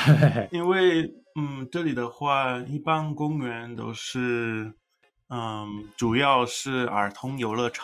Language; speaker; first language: Chinese; early bilingual, heritage; Chinese